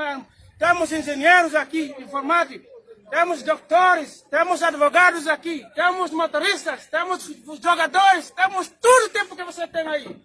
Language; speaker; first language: Portuguese; non-native, learner; Haitian Creole